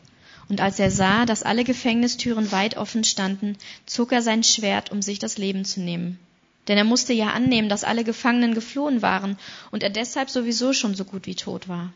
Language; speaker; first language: German; native; German